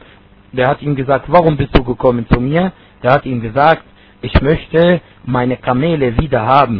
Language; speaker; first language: German; non-native, fluent; Arabic